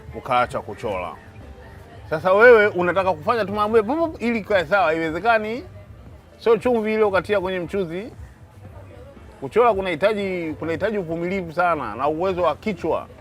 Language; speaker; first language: Swahili; native; Swahili